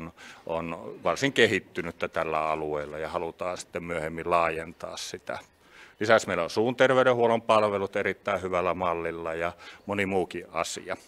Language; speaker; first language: Finnish; native; Finnish